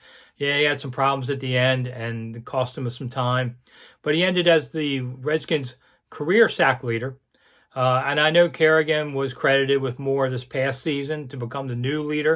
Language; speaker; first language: English; native; English